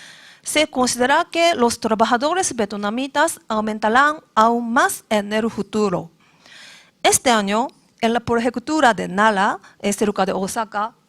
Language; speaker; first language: Spanish; non-native, learner; Japanese